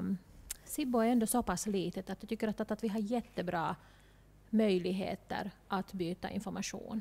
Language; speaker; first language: Swedish; non-native, local second language; Finnish